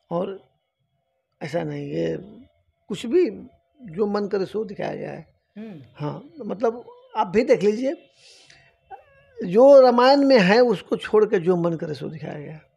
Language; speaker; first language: Hindi; native; Hindi